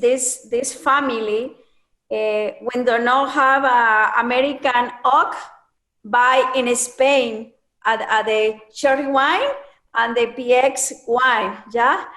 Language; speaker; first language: English; non-native, learner; Spanish